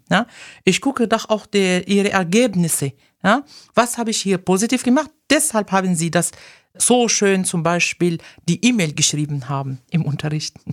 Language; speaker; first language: German; non-native, fluent; Arabic